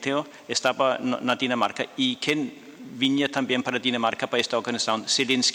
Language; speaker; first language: Portuguese; non-native, fluent; Danish